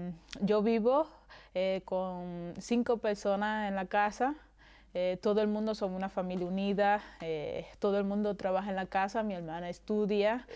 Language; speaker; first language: Spanish; non-native, local second language; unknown